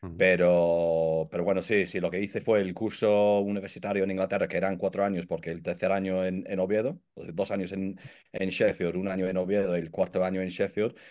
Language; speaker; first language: Spanish; non-native, fluent; English